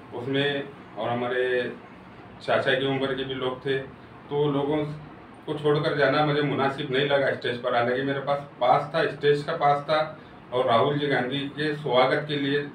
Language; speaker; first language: Hindi; native; Hindi